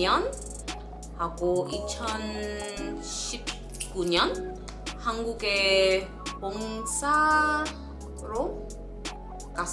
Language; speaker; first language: Korean; non-native, learner; English